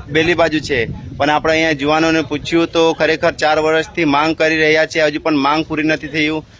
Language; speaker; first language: Gujarati; non-native, local second language; Bhili